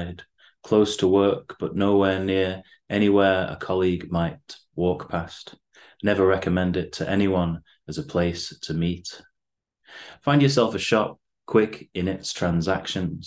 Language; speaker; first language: English; native; English